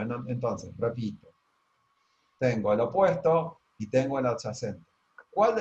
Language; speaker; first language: Spanish; native; Spanish